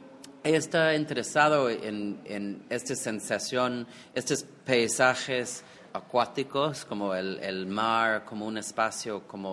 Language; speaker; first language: Spanish; non-native, fluent; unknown